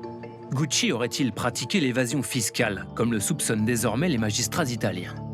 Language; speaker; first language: French; native; French